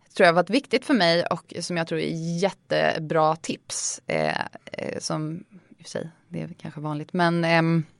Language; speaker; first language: Swedish; native; Swedish